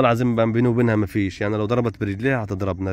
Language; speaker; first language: Arabic; native; Arabic